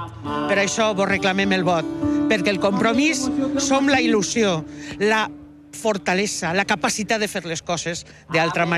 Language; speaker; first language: Catalan; native; Catalan